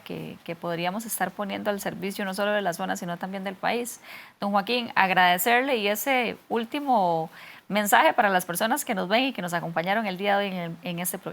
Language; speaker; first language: Spanish; native; Spanish